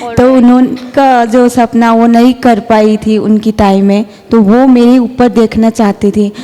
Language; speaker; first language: Hindi; non-native, local second language; Manipuri